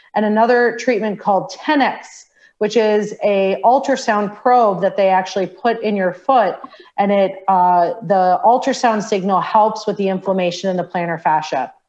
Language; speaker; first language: English; native; English